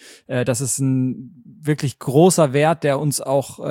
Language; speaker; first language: German; native; German